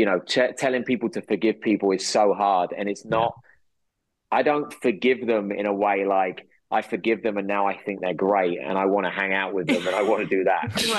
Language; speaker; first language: English; native; English